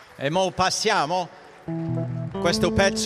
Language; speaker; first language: Italian; early bilingual, heritage; English